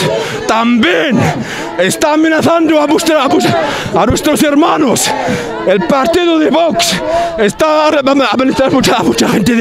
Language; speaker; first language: Spanish; non-native, learner; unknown